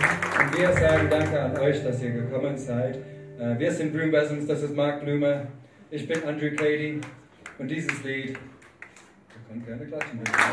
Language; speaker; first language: German; non-native, fluent; English